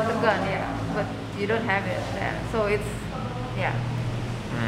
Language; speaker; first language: English; non-native, fluent; Indonesian